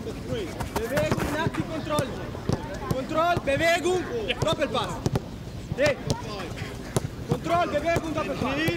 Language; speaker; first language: German; non-native, learner; Italian